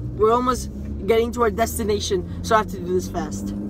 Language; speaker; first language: English; early bilingual, other home language; Spanish